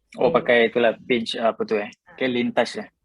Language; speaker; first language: Malay; native; Malay